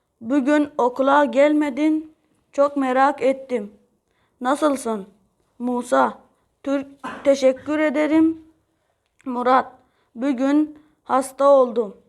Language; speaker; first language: Turkish; non-native, learner; Uzbek